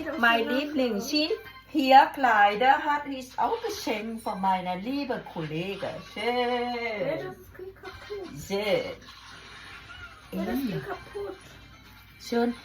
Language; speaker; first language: German; non-native, learner; Thai